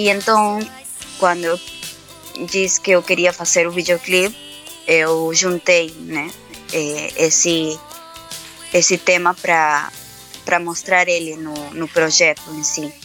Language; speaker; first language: Portuguese; non-native, fluent; Spanish